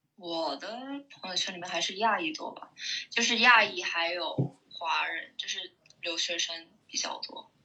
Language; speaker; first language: Chinese; early bilingual, heritage; Chinese